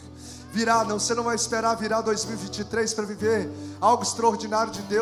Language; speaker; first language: Portuguese; native; Portuguese